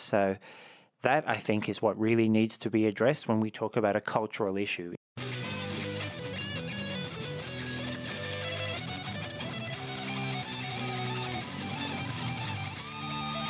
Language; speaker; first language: English; native; English